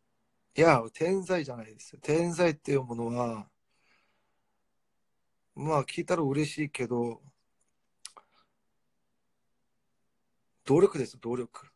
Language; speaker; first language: Japanese; non-native, fluent; Korean